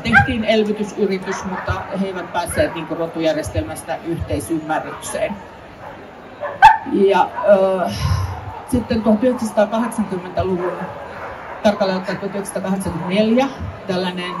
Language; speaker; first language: Finnish; native; Finnish